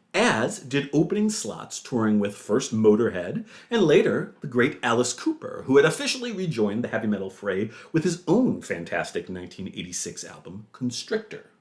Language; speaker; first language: English; native; English